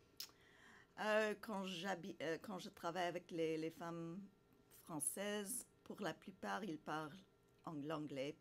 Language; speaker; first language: French; non-native, fluent; English